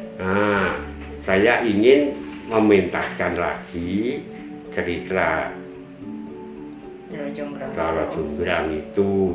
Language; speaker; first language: Indonesian; non-native, local second language; Javanese